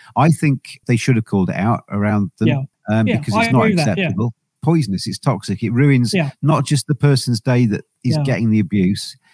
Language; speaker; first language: English; native; English